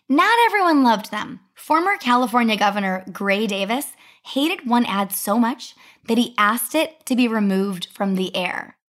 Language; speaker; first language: English; native; English